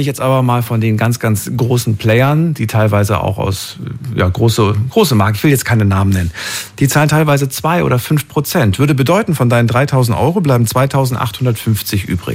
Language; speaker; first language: German; native; German